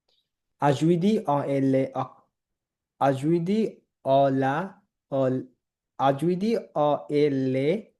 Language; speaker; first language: French; non-native, learner; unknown